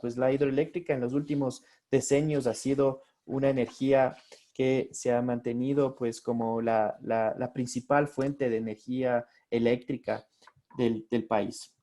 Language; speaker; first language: Spanish; native; Spanish